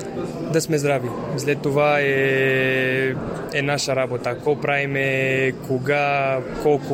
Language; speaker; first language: Bulgarian; non-native, fluent; Romanian